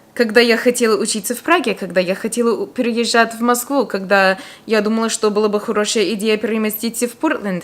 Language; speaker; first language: Russian; non-native, fluent; English